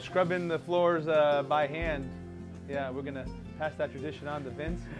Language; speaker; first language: English; native; English